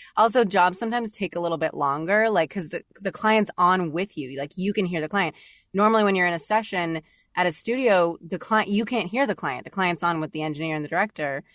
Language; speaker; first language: English; native; English